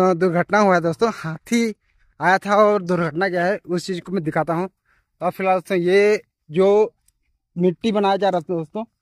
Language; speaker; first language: Hindi; native; Hindi